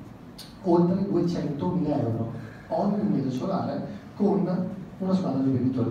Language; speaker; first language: Italian; non-native, fluent; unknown